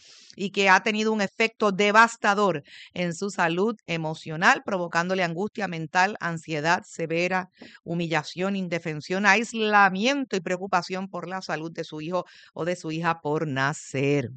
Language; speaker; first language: Spanish; native; Spanish